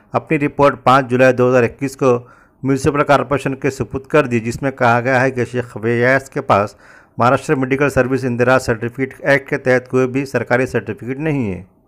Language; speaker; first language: Urdu; native; Urdu